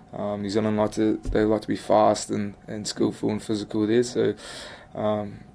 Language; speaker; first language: English; native; English